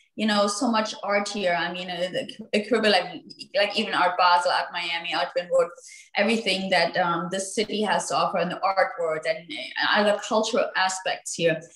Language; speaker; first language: English; non-native, fluent; German